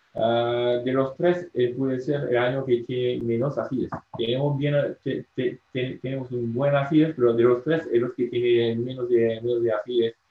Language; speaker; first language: Spanish; non-native, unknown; French